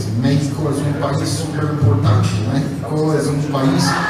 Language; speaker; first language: Spanish; non-native, fluent; English